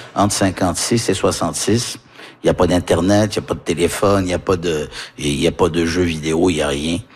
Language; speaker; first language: French; early bilingual, heritage; French